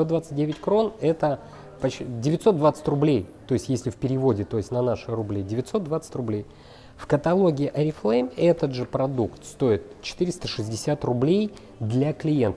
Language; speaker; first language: Russian; native; Russian